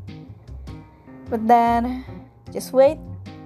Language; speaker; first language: English; non-native, fluent; Indonesian